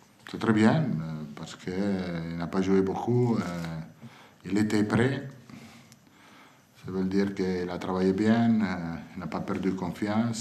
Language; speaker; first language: French; non-native, fluent; Italian